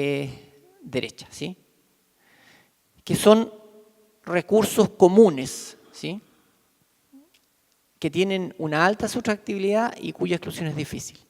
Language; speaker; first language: Spanish; native; Spanish